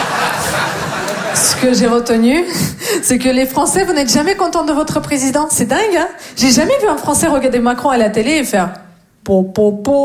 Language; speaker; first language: French; non-native, fluent; Russian